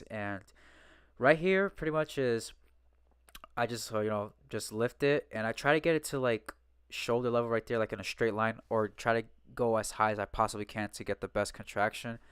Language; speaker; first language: English; native; English